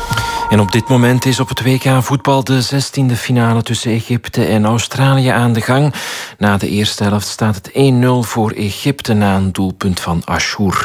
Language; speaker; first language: Dutch; native; Dutch